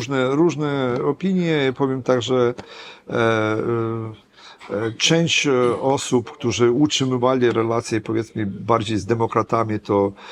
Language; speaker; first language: Polish; non-native, fluent; Ukrainian